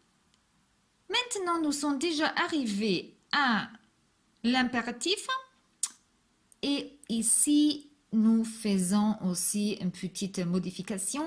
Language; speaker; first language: French; non-native, fluent; Hebrew